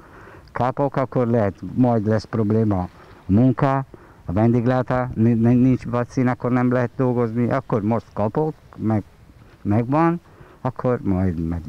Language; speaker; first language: Hungarian; non-native, learner; Italian